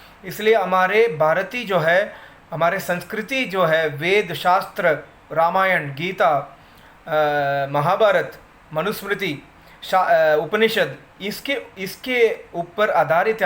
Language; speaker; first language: Hindi; non-native, local second language; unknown